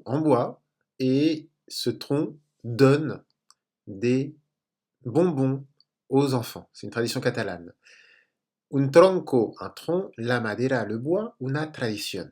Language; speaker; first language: French; native; French